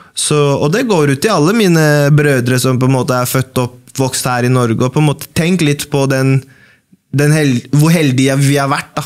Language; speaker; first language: Norwegian; early bilingual, other home language; Baluchi